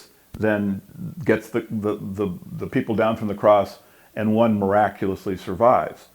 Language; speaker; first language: English; native; English